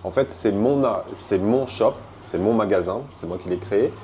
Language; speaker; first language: French; native; French